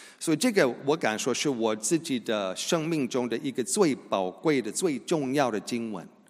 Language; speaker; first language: Chinese; non-native, fluent; English